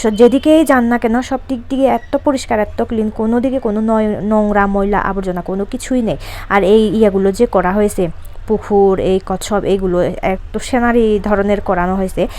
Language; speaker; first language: Bangla; non-native, local second language; Chakma